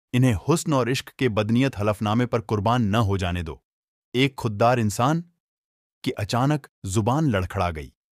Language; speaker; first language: Hindi; native; Hindi